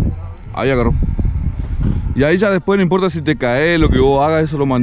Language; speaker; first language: Spanish; native; Spanish